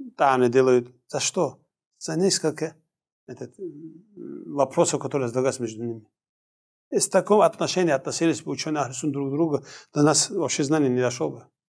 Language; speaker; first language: Russian; non-native, local second language; Kumyk